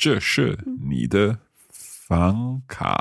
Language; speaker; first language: Chinese; non-native, learner; English